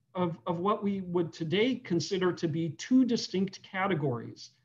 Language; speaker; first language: English; native; English